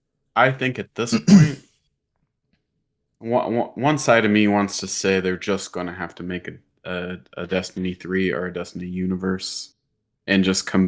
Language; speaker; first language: English; native; English